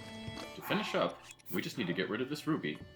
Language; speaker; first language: English; native; English